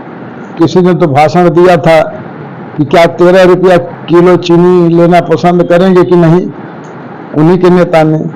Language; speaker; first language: Hindi; native; Hindi